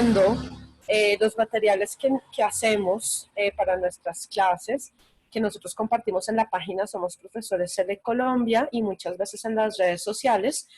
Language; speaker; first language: Spanish; native; Spanish